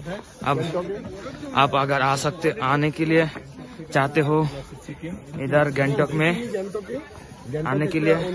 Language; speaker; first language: Hindi; non-native, learner; Bangla